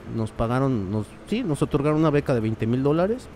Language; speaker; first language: Spanish; native; Spanish